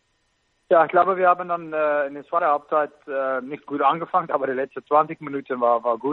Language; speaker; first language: German; non-native, fluent; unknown